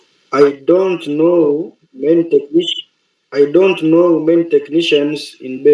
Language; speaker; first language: English; non-native, learner; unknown